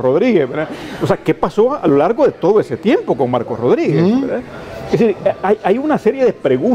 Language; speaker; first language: Spanish; native; Spanish